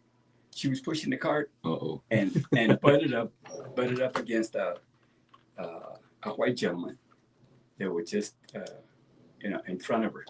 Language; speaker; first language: English; native; English